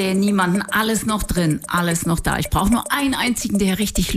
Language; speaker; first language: German; native; German